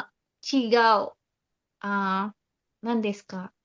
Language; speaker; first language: Japanese; non-native, learner; Indonesian